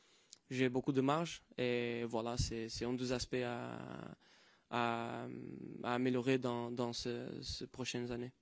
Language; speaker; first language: French; non-native, fluent; Portuguese